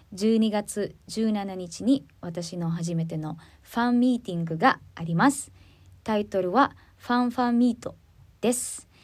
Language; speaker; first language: Japanese; non-native, learner; Filipino